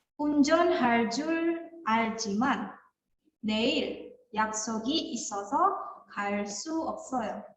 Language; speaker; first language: Korean; non-native, fluent; Indonesian